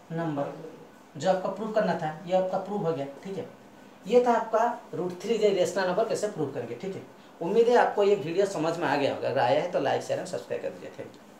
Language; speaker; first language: Hindi; non-native, local second language; Bangla